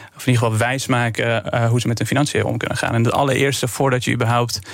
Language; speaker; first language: Dutch; non-native, fluent; Persian